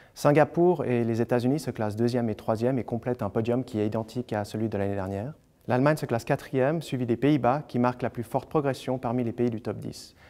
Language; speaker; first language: French; native; French